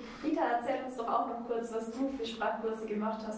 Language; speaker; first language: German; native; German